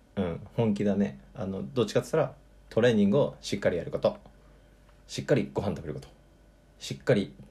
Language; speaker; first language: Japanese; native; Japanese